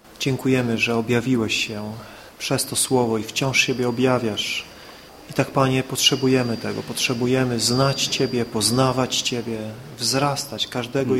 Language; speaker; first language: Polish; native; Polish